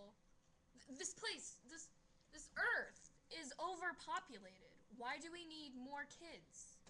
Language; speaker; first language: English; native; English